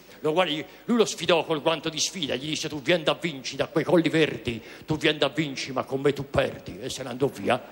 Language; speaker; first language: Italian; native; Italian